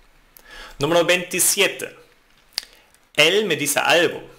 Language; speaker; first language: Spanish; non-native, fluent; German